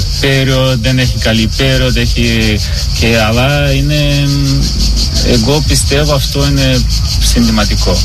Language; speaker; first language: Greek; non-native, learner; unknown